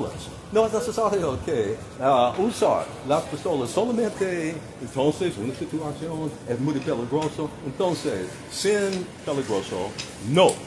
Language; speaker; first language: Spanish; non-native, learner; English